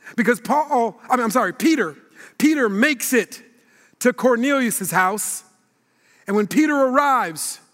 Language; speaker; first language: English; native; English